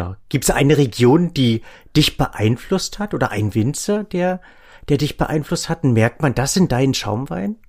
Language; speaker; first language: German; native; German